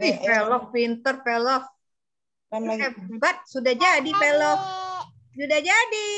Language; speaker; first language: Indonesian; native; Indonesian